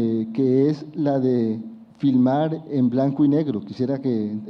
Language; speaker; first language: Spanish; native; Spanish